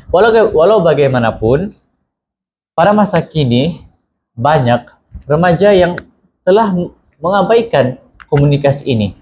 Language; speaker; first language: Malay; native; Malay